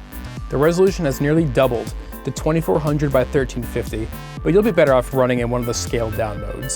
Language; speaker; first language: English; native; English